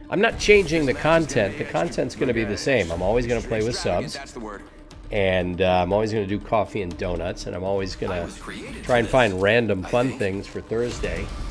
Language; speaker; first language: English; native; English